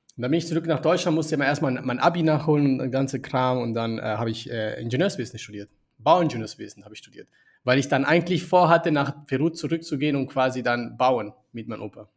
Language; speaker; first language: German; early bilingual, other home language; Spanish